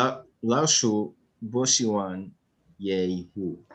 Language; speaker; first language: Chinese; non-native, learner; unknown